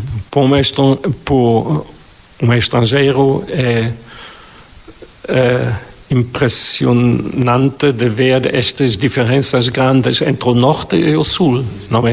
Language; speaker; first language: Portuguese; non-native, fluent; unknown